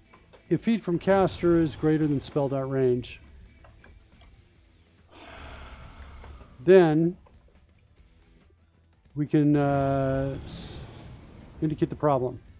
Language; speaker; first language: English; native; English